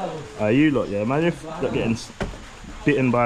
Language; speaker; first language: English; native; English